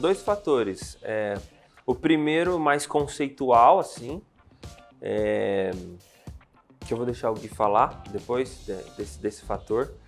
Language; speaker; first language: Portuguese; native; Portuguese